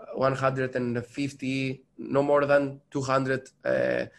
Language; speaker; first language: English; non-native, learner; Greek